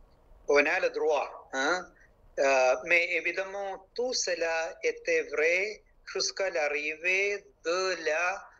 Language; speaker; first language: French; non-native, local second language; Malayalam